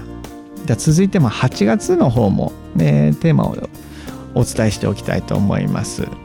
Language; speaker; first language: Japanese; native; Japanese